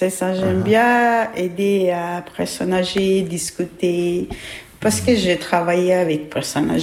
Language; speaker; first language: French; non-native, learner; Albanian